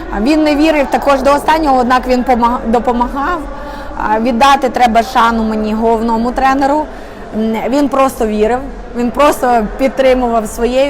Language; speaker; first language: Ukrainian; native; Ukrainian